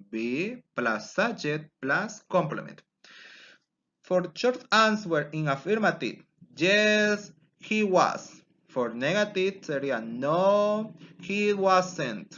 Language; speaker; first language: English; non-native, fluent; Spanish